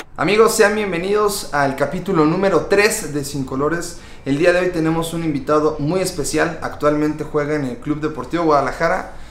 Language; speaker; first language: Spanish; native; Spanish